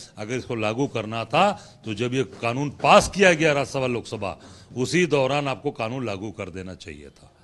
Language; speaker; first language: Hindi; native; Hindi